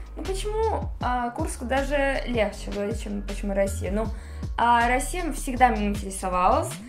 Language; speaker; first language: Russian; non-native, learner; Portuguese